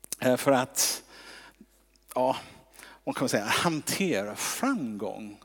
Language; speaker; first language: Swedish; non-native, fluent; English